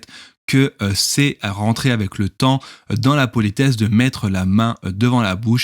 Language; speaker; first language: French; native; French